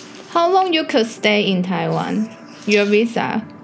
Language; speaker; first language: English; non-native, learner; Chinese